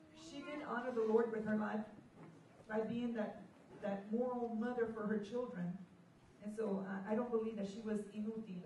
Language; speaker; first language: English; early bilingual, other home language; Spanish